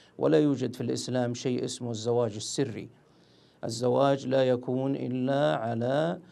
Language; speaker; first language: Arabic; native; Arabic